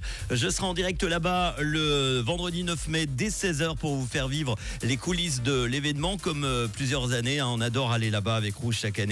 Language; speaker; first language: French; native; French